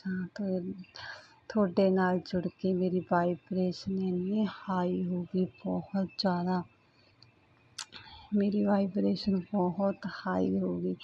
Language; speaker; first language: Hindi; non-native, local second language; Punjabi